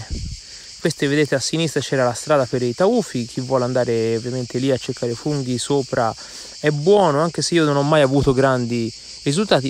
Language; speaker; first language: Italian; native; Italian